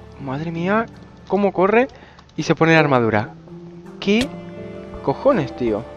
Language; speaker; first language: Spanish; native; Spanish